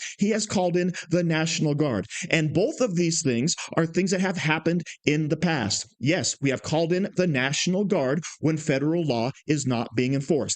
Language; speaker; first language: English; native; English